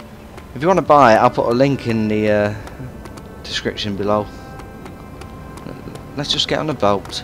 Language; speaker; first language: English; native; English